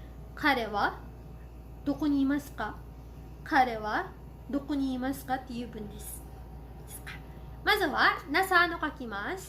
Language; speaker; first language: Japanese; non-native, fluent; Cebuano